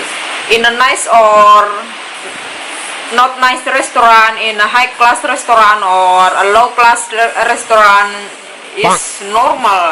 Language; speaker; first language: English; non-native, learner; Indonesian